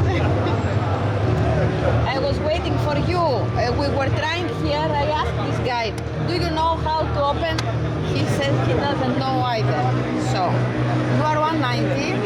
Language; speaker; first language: English; non-native, learner; Serbian